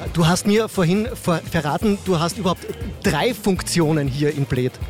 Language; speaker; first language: German; native; German